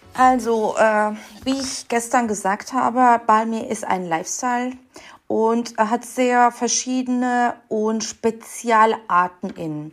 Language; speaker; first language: German; non-native, fluent; Turkish